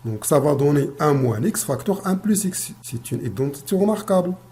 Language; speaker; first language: French; non-native, local second language; Arabic